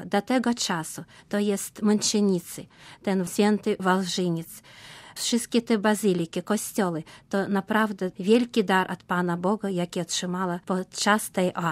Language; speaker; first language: Polish; non-native, learner; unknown